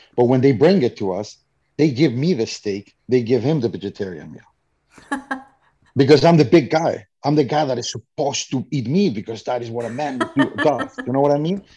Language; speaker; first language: English; non-native, fluent; Spanish